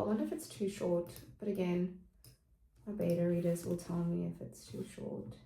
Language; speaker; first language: English; native; English